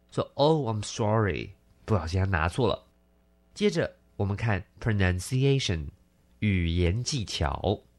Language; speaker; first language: Chinese; native; Chinese